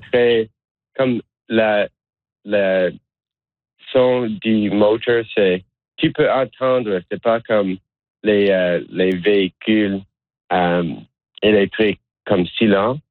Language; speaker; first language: French; non-native, learner; English